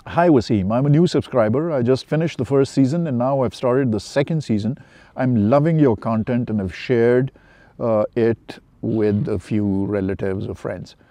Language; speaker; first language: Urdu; non-native, local second language; Pashto